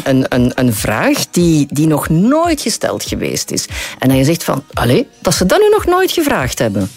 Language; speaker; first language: Dutch; native; Dutch